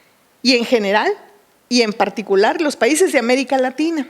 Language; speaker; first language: Spanish; native; Spanish